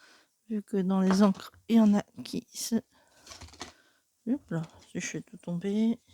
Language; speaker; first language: French; native; French